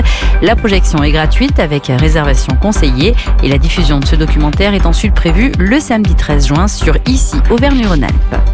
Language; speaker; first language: French; native; French